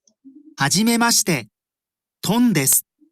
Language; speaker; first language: Japanese; non-native, learner; Thai